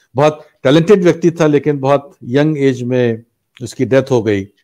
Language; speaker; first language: Hindi; native; Hindi